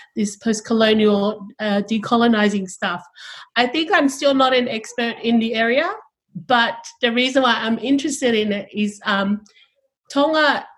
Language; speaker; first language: English; early bilingual, other home language; Tongan